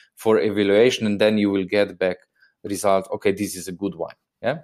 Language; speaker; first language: English; non-native, fluent; Slovenian